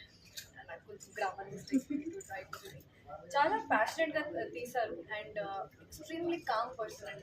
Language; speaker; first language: Telugu; non-native, local second language; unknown